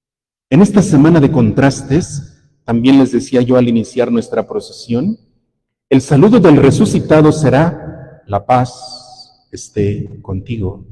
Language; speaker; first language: Spanish; native; Spanish